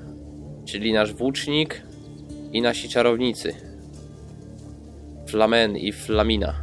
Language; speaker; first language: Polish; native; Polish